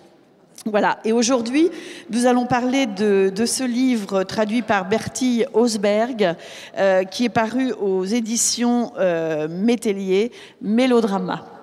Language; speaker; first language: French; native; French